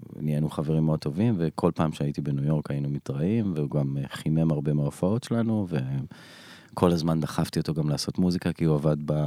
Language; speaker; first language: Hebrew; native; Hebrew